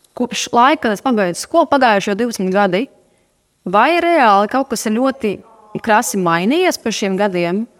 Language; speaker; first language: Latvian; non-native, local second language; Russian